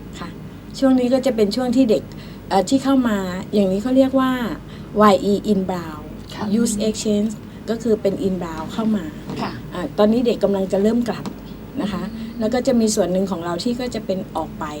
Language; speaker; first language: Thai; native; Thai